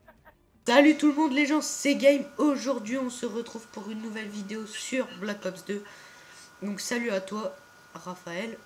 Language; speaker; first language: French; native; French